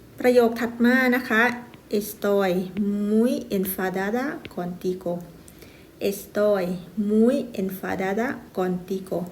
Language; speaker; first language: Spanish; non-native, fluent; Thai